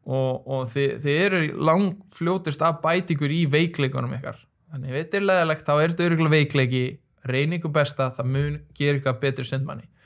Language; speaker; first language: Icelandic; early bilingual, other home language; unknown